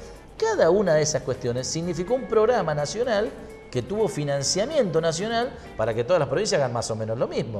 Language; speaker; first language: Spanish; native; Spanish